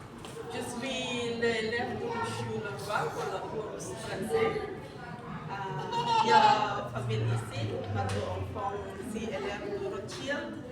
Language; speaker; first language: French; non-native, learner; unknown